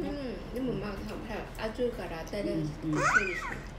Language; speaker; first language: Japanese; non-native, learner; Vietnamese